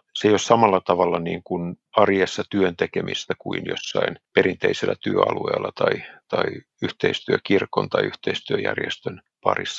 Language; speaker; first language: Finnish; native; Finnish